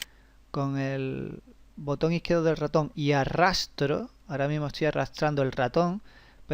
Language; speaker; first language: Spanish; native; Spanish